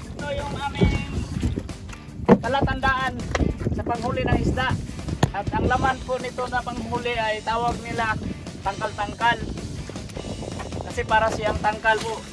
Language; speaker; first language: Filipino; non-native, local second language; Masbatenyo